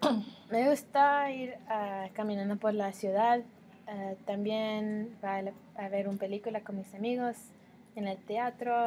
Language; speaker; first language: Spanish; non-native, learner; English